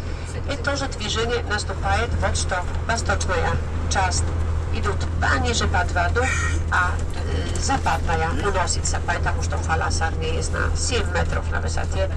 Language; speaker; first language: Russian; non-native, learner; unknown